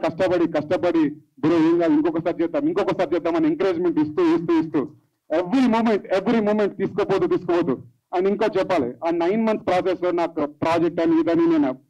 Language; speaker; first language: Telugu; native; Telugu